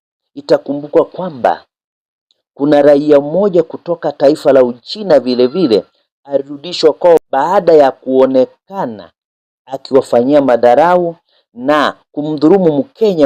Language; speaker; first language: Swahili; native; Swahili